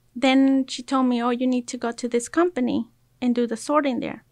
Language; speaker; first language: English; early bilingual, other home language; Spanish